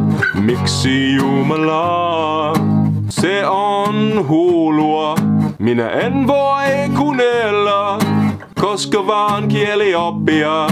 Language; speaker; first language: Finnish; non-native, learner; English